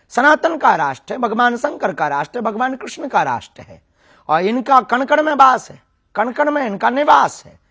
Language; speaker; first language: Hindi; native; Hindi